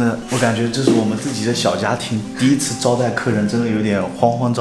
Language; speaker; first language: Chinese; native; Chinese